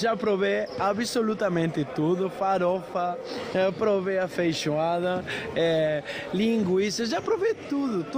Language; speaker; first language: Portuguese; non-native, fluent; Spanish